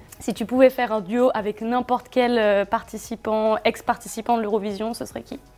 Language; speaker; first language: French; native; French